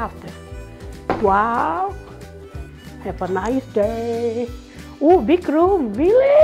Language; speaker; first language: English; non-native, learner; Thai